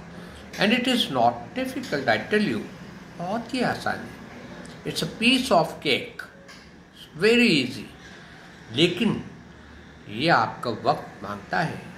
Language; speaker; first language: Hindi; native; Hindi